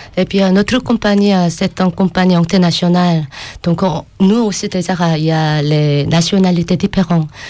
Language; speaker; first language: French; non-native, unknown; Korean